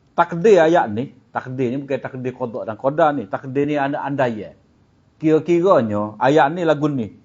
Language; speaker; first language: Malay; native; Malay